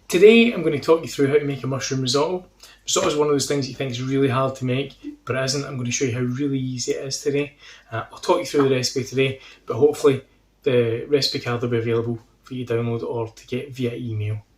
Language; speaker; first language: English; native; English